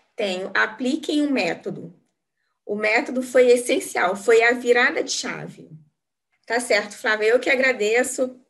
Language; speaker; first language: Portuguese; native; Portuguese